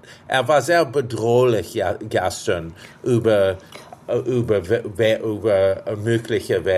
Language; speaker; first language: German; non-native, fluent; English